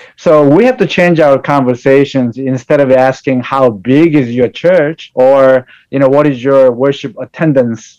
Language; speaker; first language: English; non-native, fluent; Korean